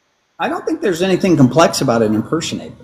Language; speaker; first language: English; native; English